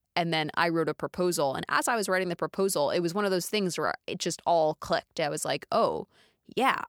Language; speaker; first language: English; native; English